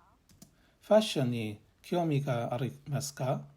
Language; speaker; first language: Japanese; non-native, learner; English